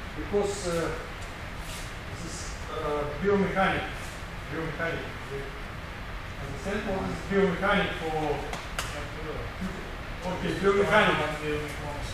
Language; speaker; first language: English; non-native, learner; Russian